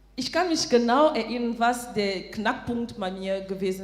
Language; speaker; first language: German; non-native, fluent; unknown